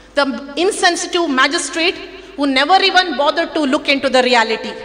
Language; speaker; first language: English; non-native, local second language; Kannada